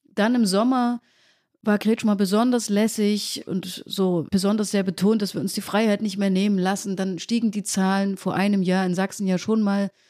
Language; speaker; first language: German; native; German